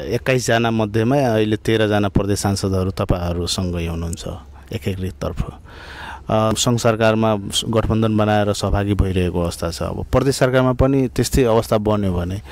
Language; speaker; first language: Nepali; non-native, local second language; Bhojpuri